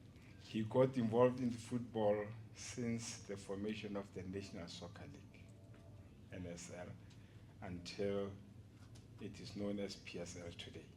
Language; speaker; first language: English; non-native, local second language; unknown